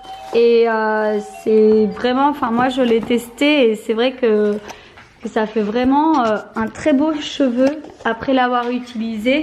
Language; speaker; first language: French; native; French